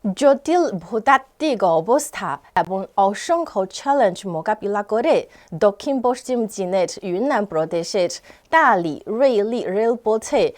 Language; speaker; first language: Bangla; non-native, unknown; Chinese